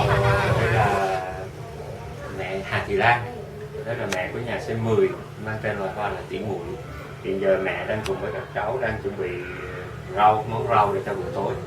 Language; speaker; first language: Vietnamese; native; Vietnamese